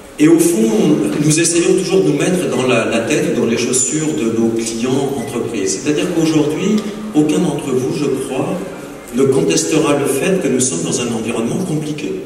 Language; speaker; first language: French; native; French